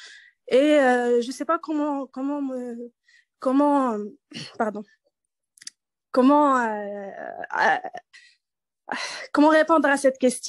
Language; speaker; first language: French; non-native, learner; Arabic